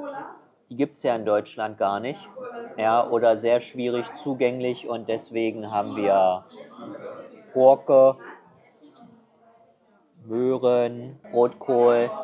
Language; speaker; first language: German; non-native, fluent; Chinese